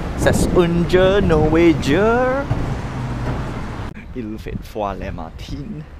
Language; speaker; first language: French; non-native, learner; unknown